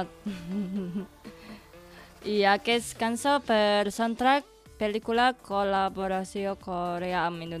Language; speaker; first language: Catalan; non-native, learner; Indonesian